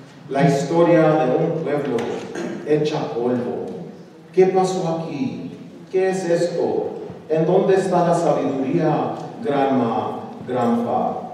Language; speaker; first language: Spanish; early bilingual, heritage; Spanish